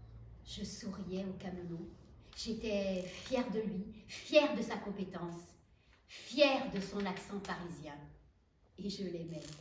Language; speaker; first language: French; native; French